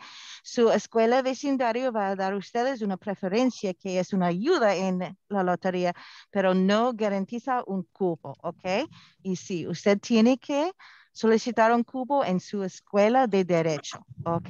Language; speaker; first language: Spanish; non-native, fluent; English